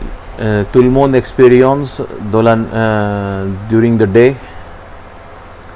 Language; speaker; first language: French; non-native, learner; Hindi